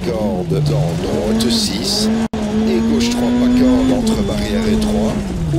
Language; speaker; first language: French; native; French